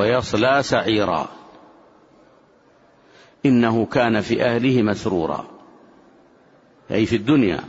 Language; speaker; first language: Arabic; native; Arabic